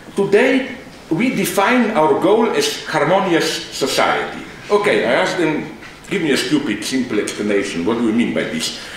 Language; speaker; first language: English; non-native, fluent; Slovenian